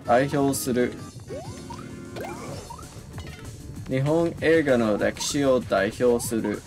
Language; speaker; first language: Japanese; non-native, learner; English